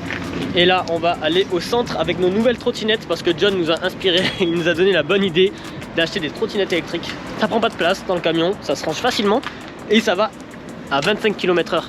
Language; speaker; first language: French; native; French